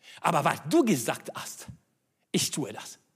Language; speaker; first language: German; non-native, fluent; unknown